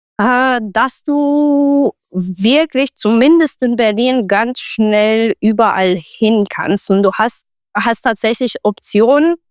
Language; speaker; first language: German; non-native, fluent; Romanian